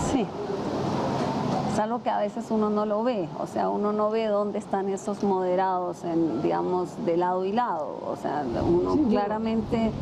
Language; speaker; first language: Spanish; native; Spanish